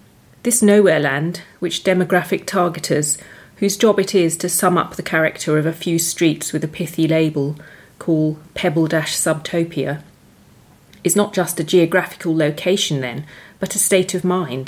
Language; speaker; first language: English; native; English